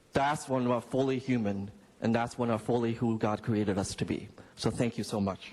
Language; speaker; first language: English; non-native, local second language; Cantonese